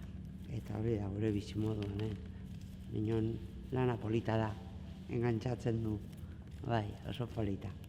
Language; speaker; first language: Basque; non-native, local second language; Spanish